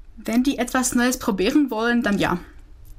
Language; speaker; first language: German; non-native, fluent; Czech